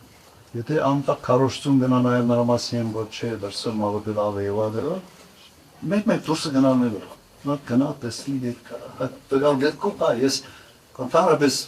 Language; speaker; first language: Armenian; native; Armenian